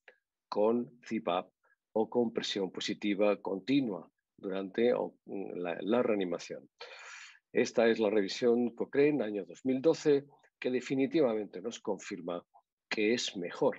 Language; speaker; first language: Spanish; native; Spanish